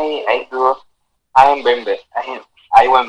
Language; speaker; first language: English; non-native, learner; Portuguese